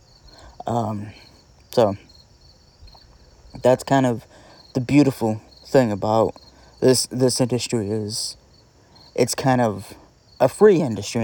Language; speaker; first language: English; native; English